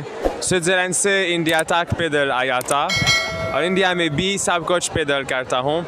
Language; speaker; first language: Hindi; non-native, learner; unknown